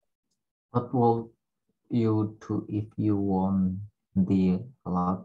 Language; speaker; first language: English; non-native, learner; Indonesian